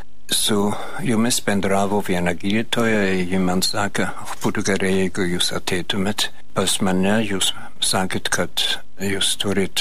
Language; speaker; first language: Lithuanian; non-native, fluent; German